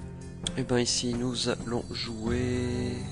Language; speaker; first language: French; native; French